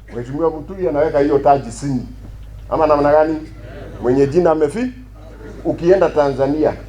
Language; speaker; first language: Swahili; non-native, local second language; Kikuyu